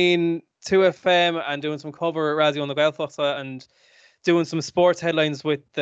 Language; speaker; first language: English; native; English